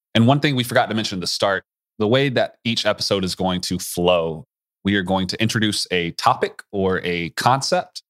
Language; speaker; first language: English; native; English